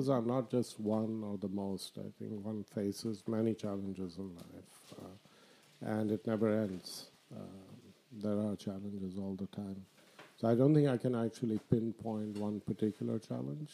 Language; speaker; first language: English; non-native, local second language; Bangla